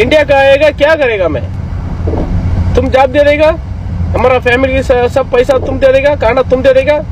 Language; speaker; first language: Hindi; non-native, local second language; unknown